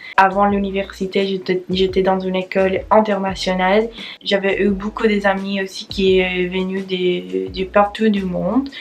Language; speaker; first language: French; non-native, learner; English